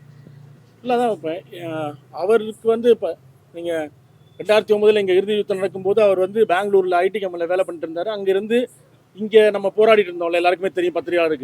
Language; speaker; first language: Tamil; native; Tamil